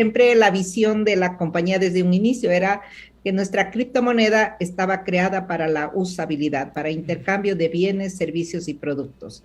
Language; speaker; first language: Spanish; native; Spanish